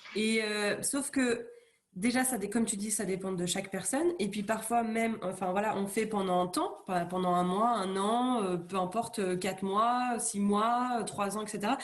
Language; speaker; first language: French; native; French